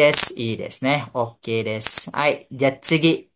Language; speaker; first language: Japanese; non-native, fluent; Malay